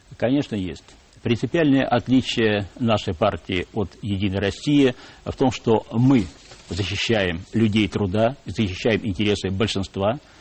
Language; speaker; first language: Russian; native; Russian